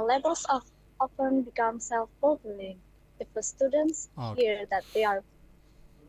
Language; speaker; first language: English; non-native, fluent; Indonesian